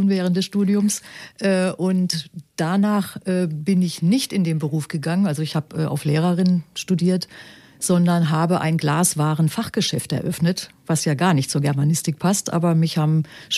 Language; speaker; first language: German; native; German